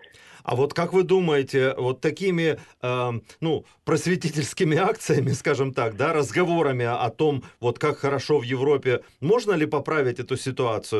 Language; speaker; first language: Russian; native; Russian